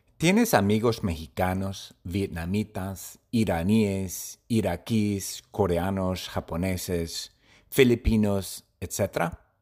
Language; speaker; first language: Spanish; non-native, fluent; English